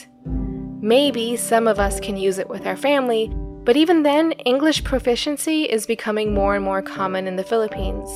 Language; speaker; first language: English; native; English